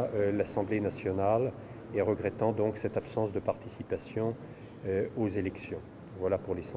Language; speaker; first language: French; native; French